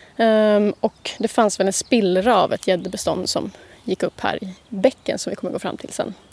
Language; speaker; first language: Swedish; native; Swedish